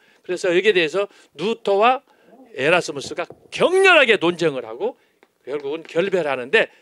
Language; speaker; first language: Korean; native; Korean